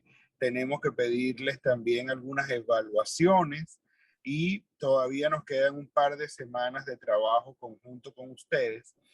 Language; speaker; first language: Spanish; native; Spanish